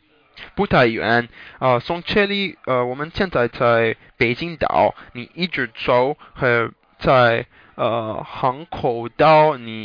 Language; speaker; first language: Chinese; non-native, learner; English